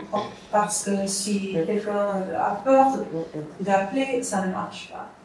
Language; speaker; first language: French; non-native, fluent; English